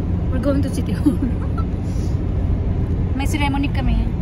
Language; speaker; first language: English; non-native, local second language; Filipino